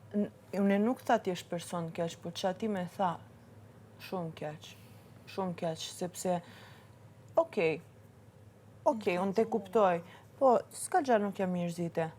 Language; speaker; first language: Albanian; early bilingual, heritage; Albanian